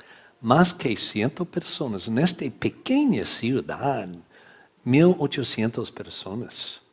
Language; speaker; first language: Spanish; non-native, learner; English